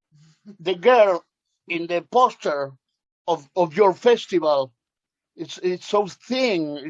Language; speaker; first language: English; non-native, learner; Spanish